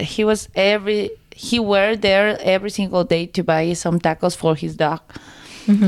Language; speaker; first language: English; non-native, learner; Spanish